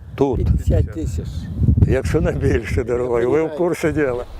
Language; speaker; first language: Ukrainian; non-native, fluent; Russian